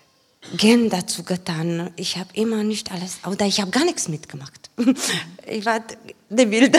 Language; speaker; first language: German; non-native, learner; Romanian